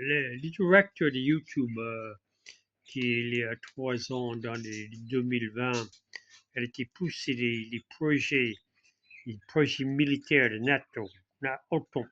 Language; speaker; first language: French; non-native, fluent; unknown